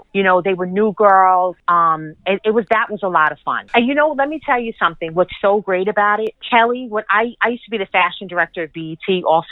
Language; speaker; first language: English; native; English